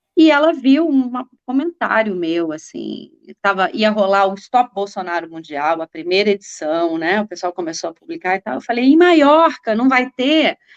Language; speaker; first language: Portuguese; native; Portuguese